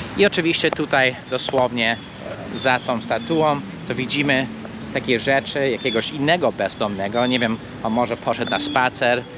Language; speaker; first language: Polish; non-native, fluent; English